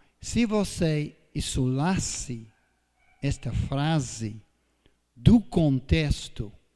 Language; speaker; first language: Portuguese; non-native, fluent; English